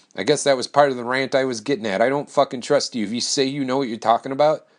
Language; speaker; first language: English; native; English